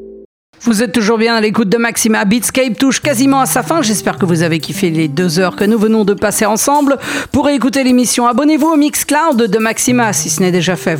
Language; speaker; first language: French; native; French